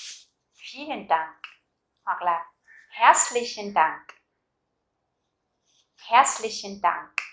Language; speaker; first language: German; non-native, fluent; Vietnamese